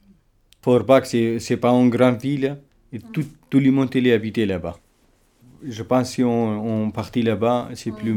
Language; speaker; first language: French; non-native, learner; Kurdish